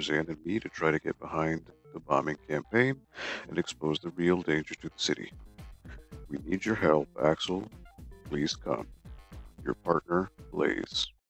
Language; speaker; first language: English; early bilingual, other home language; Spanish